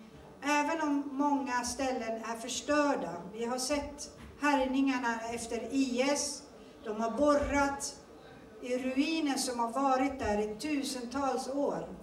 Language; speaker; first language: Swedish; early bilingual, other home language; Turoyo